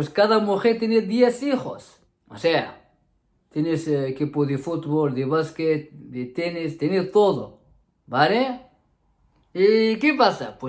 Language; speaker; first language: Spanish; non-native, fluent; Arabic